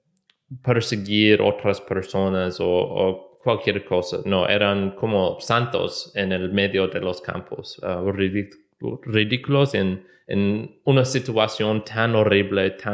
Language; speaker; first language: Spanish; non-native, learner; English